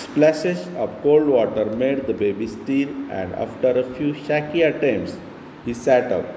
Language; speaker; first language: English; non-native, local second language; Marathi